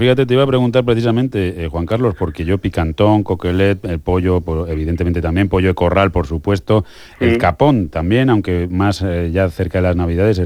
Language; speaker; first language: Spanish; native; Spanish